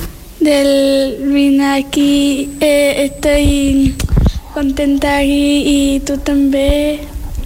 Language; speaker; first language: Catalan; non-native, learner; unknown